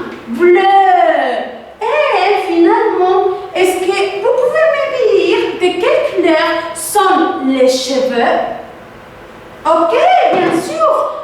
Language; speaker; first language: French; non-native, fluent; Spanish